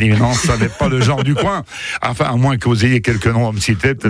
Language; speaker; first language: French; native; French